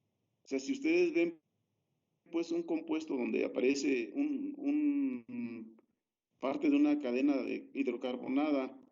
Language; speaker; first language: Spanish; native; Spanish